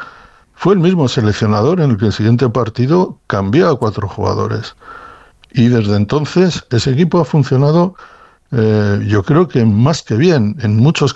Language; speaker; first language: Spanish; native; Spanish